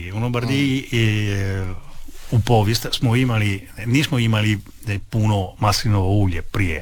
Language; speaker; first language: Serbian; non-native, learner; Italian